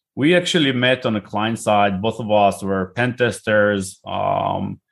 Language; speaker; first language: English; non-native, fluent; Hebrew